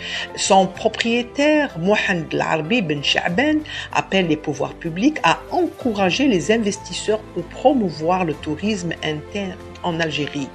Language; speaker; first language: French; non-native, local second language; Arabic